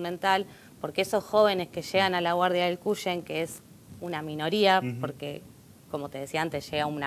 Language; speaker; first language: Spanish; native; Spanish